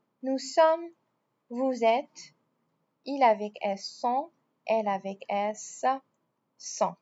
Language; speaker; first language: French; non-native, fluent; Arabic